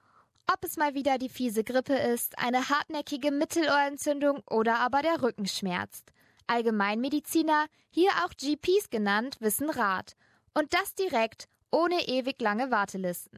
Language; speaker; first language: German; native; German